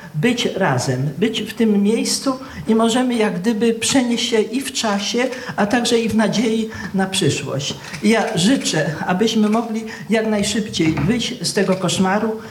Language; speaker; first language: Polish; native; Polish